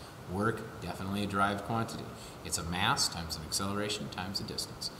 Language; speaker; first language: English; native; English